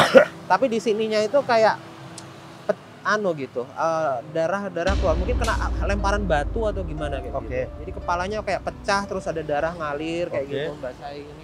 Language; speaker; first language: Indonesian; native; Indonesian